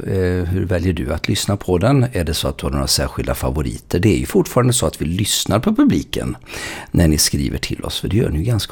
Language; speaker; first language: Swedish; native; Swedish